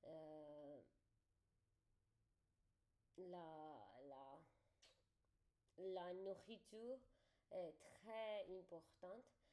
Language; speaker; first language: French; non-native, learner; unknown